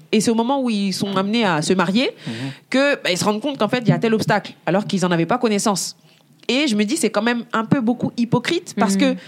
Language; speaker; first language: French; early bilingual, other home language; Bambara